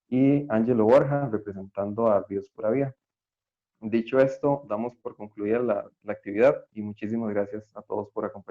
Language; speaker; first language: Spanish; native; Spanish